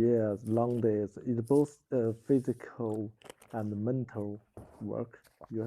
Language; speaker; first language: English; non-native, learner; Chinese